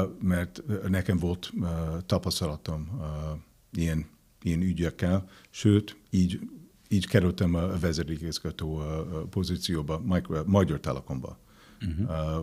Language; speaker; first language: Hungarian; non-native, fluent; English